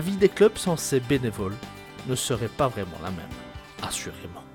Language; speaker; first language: French; native; French